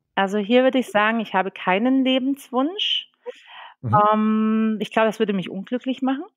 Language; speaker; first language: German; native; German